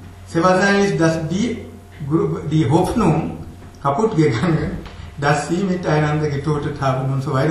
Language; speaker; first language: German; non-native, fluent; Tamil